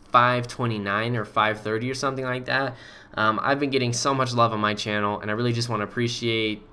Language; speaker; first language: English; native; English